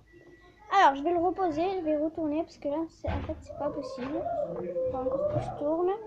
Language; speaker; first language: French; native; French